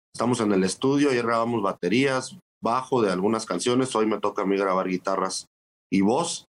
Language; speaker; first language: Spanish; native; Spanish